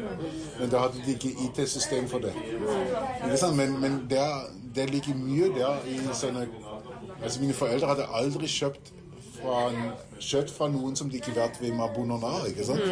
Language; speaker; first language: Norwegian; non-native, fluent; German